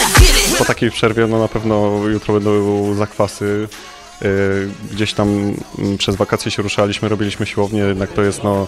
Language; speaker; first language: Polish; native; Polish